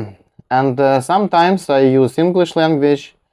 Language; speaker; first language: English; non-native, learner; Russian